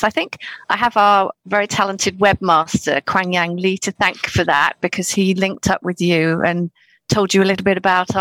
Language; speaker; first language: English; native; English